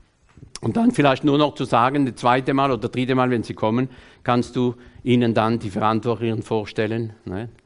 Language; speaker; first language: German; non-native, fluent; French